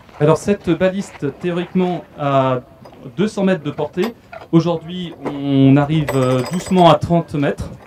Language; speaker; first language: French; native; French